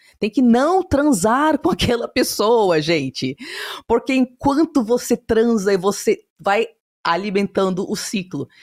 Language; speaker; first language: Portuguese; early bilingual, heritage; Portuguese